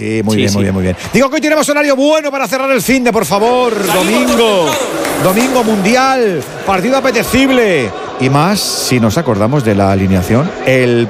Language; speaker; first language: Spanish; native; Spanish